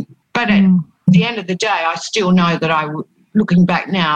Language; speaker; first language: English; native; English